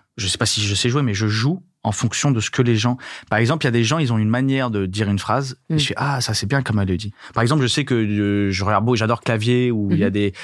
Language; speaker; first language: French; native; French